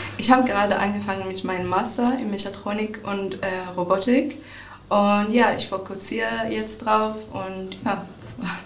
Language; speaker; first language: German; non-native, fluent; Arabic